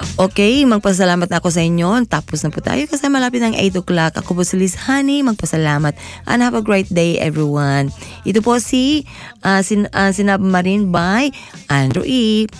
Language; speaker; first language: Filipino; non-native, local second language; Cebuano